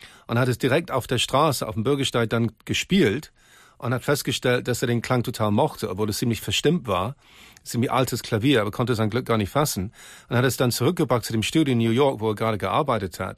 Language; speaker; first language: German; native; German